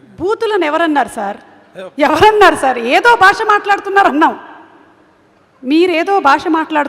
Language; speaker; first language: Telugu; native; Telugu